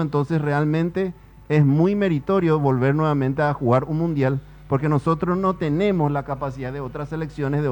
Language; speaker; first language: Spanish; native; Spanish